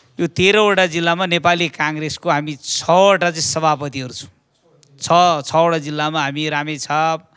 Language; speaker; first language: Nepali; non-native, local second language; Eastern Tamang